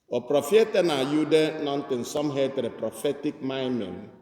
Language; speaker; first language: Swedish; non-native, fluent; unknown